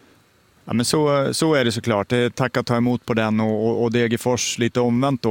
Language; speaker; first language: Swedish; native; Swedish